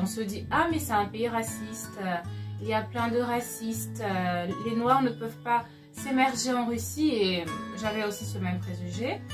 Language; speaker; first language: French; non-native, local second language; Lingala